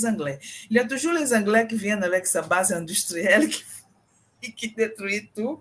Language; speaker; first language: French; non-native, fluent; Portuguese